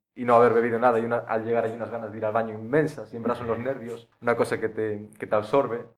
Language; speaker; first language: Spanish; native; Spanish